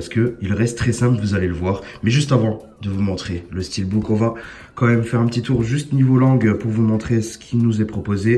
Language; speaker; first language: French; native; French